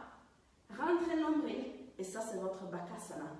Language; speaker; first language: French; non-native, fluent; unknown